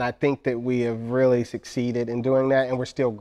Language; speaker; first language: English; native; English